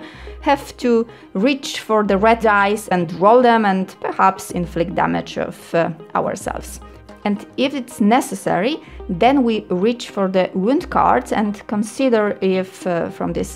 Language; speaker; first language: English; non-native, fluent; Polish